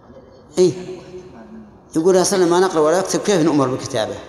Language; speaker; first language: Arabic; native; Arabic